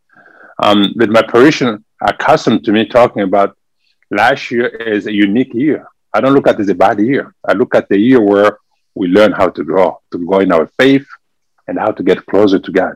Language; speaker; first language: English; non-native, fluent; French